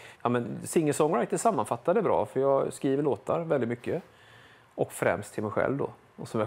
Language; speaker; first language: Swedish; native; Swedish